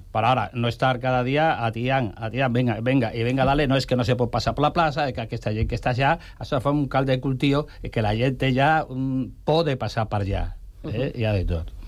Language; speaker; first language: Catalan; non-native, local second language; Spanish